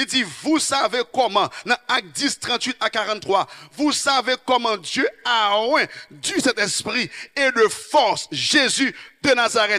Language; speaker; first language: French; non-native, local second language; Haitian Creole